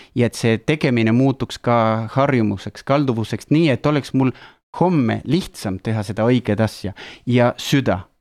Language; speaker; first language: Estonian; non-native, fluent; Spanish